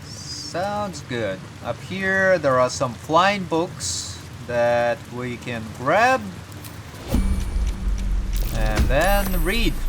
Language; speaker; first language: English; native; English